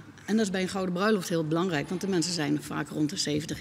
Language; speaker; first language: Dutch; native; Dutch